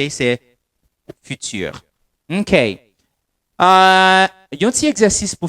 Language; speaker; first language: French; non-native, local second language; Haitian Creole